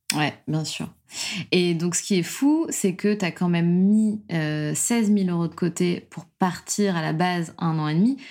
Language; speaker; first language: French; native; French